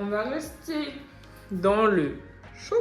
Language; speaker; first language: French; native; French